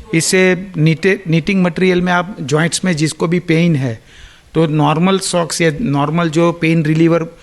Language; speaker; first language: Hindi; non-native, local second language; Gujarati